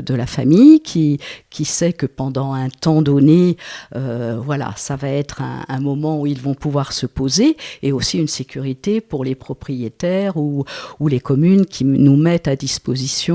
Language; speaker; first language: French; native; French